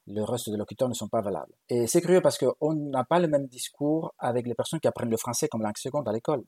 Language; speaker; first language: French; non-native, fluent; Galician